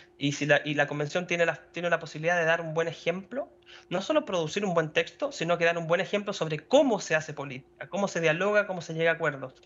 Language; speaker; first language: Spanish; native; Spanish